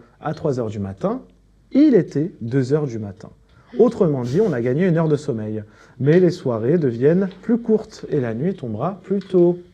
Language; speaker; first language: French; native; French